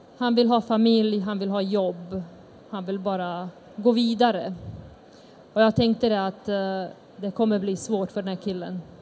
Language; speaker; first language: Swedish; early bilingual, other home language; Bosnian